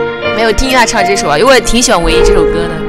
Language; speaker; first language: Chinese; native; Chinese